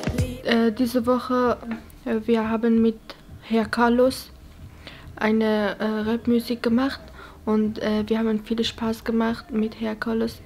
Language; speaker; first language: German; non-native, learner; Persian